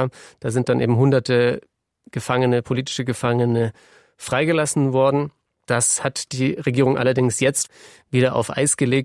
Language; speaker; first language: German; native; German